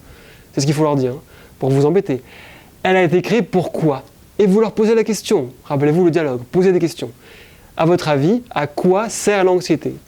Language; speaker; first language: French; native; French